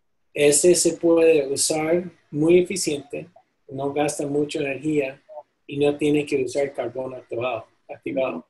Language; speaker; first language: Spanish; non-native, fluent; English